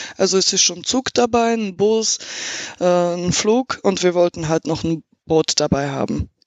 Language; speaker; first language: German; non-native, fluent; Slovak